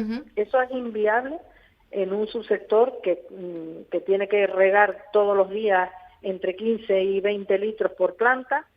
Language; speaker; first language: Spanish; native; Spanish